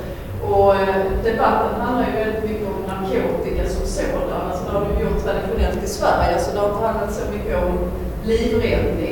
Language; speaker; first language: Swedish; native; Swedish